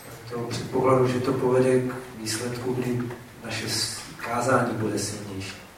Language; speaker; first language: Czech; native; Czech